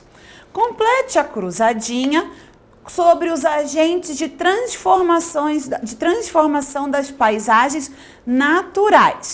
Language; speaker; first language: Portuguese; native; Portuguese